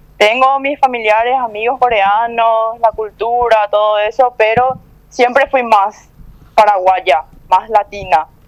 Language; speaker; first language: Spanish; early bilingual, other home language; Korean